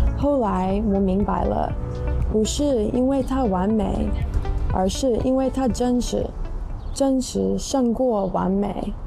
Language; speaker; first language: Chinese; non-native, fluent; English